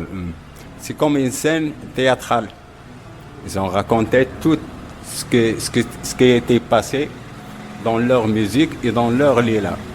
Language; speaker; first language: French; non-native, local second language; Arabic